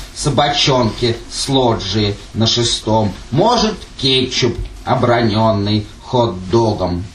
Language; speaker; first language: Russian; native; Russian